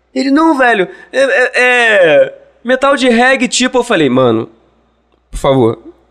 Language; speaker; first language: Portuguese; native; Portuguese